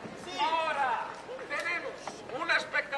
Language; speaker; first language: Spanish; non-native, learner; Dutch